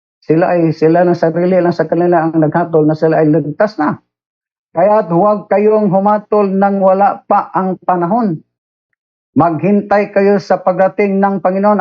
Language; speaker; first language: Filipino; non-native, local second language; Cebuano